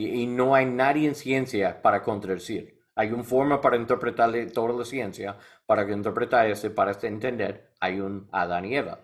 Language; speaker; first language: Spanish; non-native, learner; English